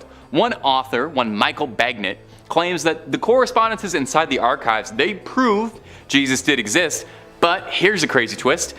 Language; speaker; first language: English; native; English